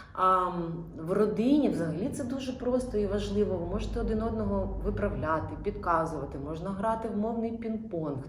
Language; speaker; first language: Ukrainian; non-native, local second language; Russian